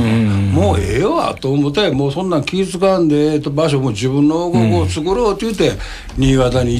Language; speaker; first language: Japanese; native; Japanese